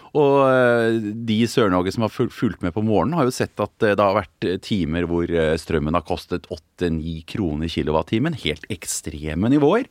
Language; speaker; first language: Norwegian; native; Norwegian